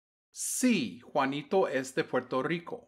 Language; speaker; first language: Spanish; non-native, fluent; English